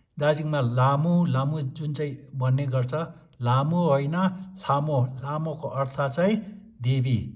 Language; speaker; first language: Nepali; non-native, local second language; Tibetan